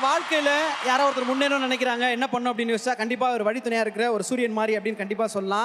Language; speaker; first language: Tamil; native; Tamil